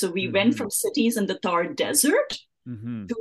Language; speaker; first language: English; native; English